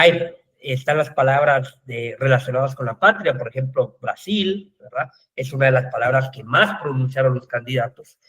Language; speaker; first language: Spanish; native; Spanish